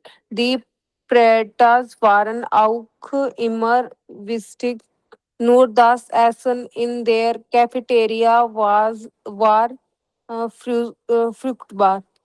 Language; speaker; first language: German; non-native, learner; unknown